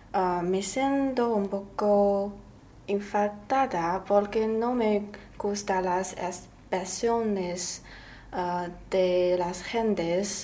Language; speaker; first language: Spanish; non-native, learner; Chinese